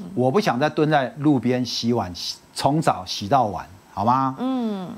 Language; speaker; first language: Chinese; native; Chinese